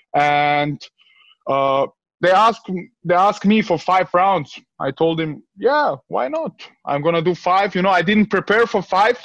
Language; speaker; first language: English; early bilingual, other home language; Serbian